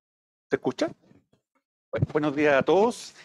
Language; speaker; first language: Spanish; native; Spanish